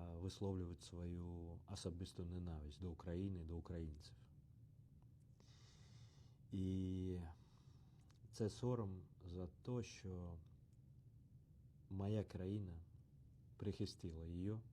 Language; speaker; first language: Ukrainian; non-native, learner; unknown